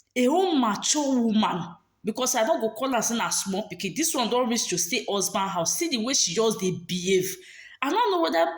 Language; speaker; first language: Nigerian Pidgin; native; Nigerian Pidgin